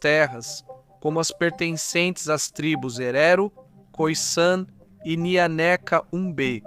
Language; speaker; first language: Portuguese; native; Portuguese